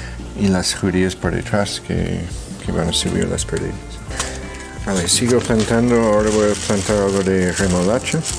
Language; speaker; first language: Spanish; non-native, fluent; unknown